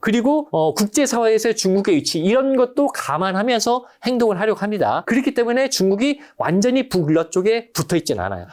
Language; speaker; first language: Korean; native; Korean